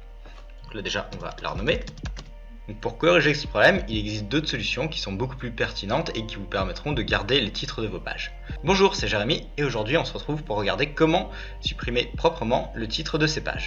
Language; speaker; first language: French; native; French